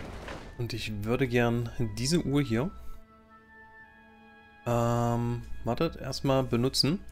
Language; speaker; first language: German; native; German